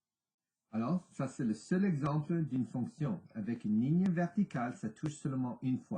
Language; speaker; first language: French; non-native, local second language; English